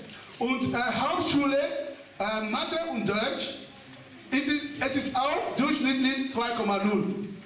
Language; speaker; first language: German; non-native, fluent; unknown